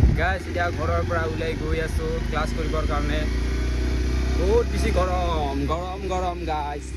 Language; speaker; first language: Assamese; non-native, local second language; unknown